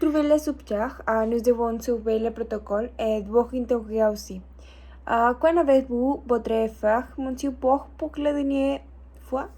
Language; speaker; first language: French; non-native, learner; Spanish